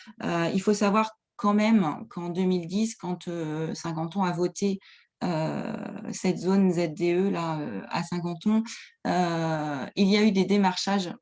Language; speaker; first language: French; native; French